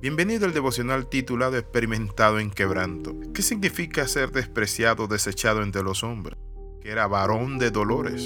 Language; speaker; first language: Spanish; native; Spanish